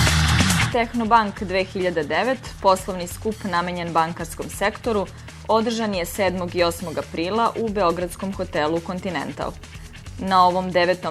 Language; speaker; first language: Serbian; native; Serbian